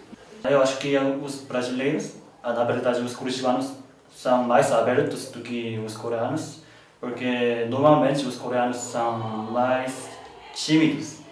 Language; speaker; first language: Portuguese; non-native, learner; Korean